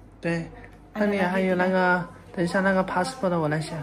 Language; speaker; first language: Chinese; native; Chinese